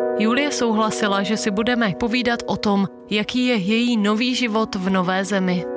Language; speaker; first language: Czech; native; Czech